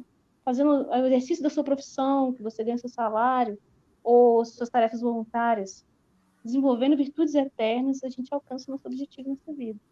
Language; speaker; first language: Portuguese; native; Portuguese